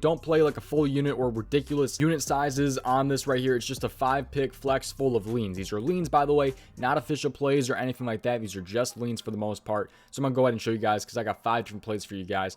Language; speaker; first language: English; native; English